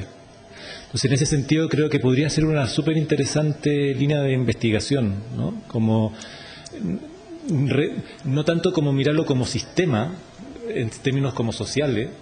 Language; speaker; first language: Spanish; native; Spanish